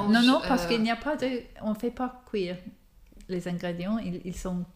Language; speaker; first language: French; non-native, fluent; English